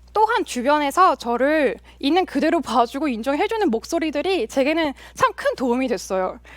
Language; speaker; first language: Korean; early bilingual, heritage; Korean